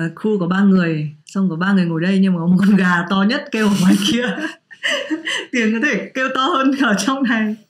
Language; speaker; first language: Vietnamese; native; Vietnamese